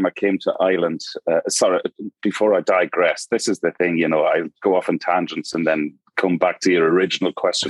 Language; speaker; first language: English; native; English